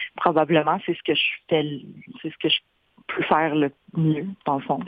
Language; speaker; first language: French; native; French